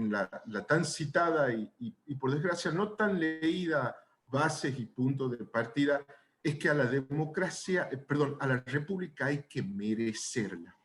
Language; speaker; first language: Spanish; native; Spanish